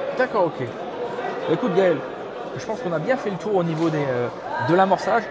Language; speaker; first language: French; native; French